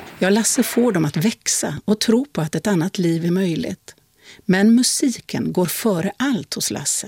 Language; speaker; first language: Swedish; native; Swedish